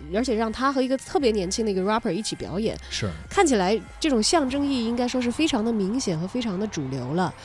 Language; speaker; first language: Chinese; native; Chinese